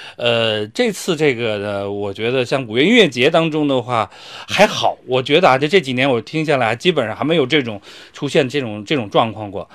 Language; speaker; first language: Chinese; native; Chinese